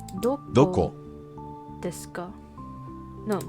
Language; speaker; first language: Japanese; non-native, learner; English